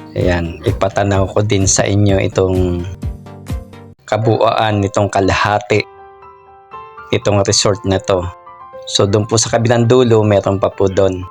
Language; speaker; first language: Filipino; native; Filipino